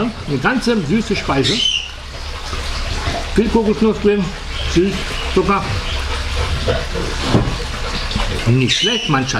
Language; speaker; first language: German; native; German